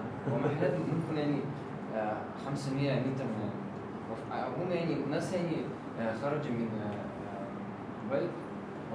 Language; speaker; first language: Arabic; non-native, learner; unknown